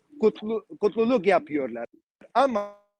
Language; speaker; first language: Turkish; non-native, learner; Kurdish